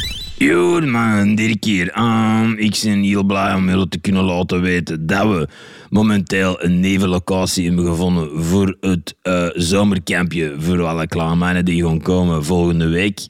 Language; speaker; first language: Dutch; native; Dutch